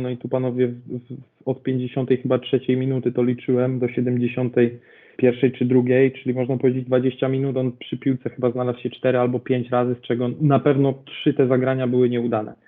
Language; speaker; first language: Polish; native; Polish